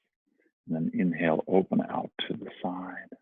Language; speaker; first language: English; native; English